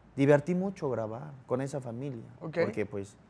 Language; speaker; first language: Spanish; early bilingual, other home language; Korean